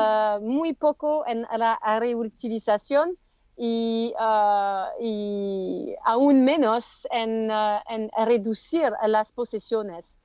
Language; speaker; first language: Spanish; non-native, learner; French